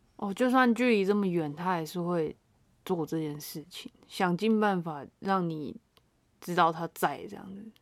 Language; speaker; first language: Chinese; native; Chinese